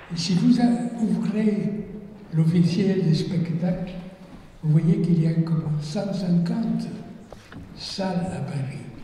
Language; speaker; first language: French; non-native, fluent; Spanish